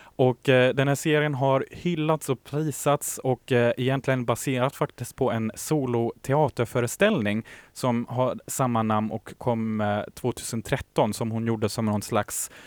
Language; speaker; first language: Swedish; native; Swedish